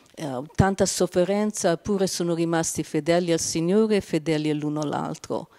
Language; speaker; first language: Italian; non-native, fluent; Slovenian